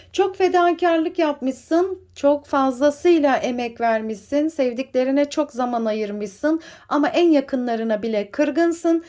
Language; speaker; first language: Turkish; native; Turkish